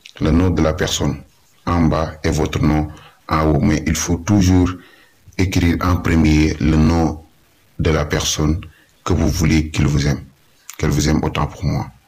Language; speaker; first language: French; non-native, local second language; Wolof